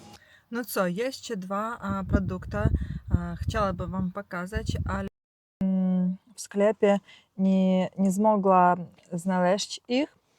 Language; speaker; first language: Polish; non-native, learner; Ukrainian